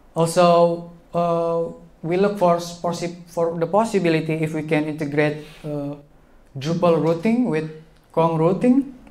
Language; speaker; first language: English; non-native, fluent; Indonesian